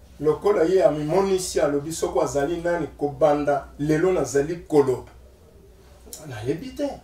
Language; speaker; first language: Lingala; non-native, local second language; Luba-Lulua